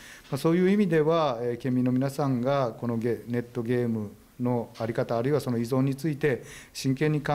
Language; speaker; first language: Japanese; native; Japanese